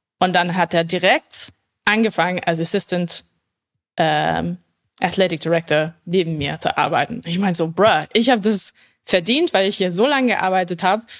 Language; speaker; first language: German; early bilingual, heritage; English